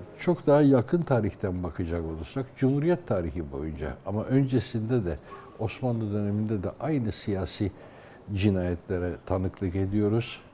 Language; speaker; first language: Turkish; native; Turkish